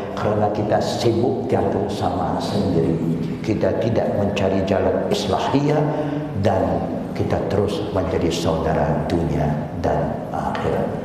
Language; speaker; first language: Malay; non-native, local second language; Chinese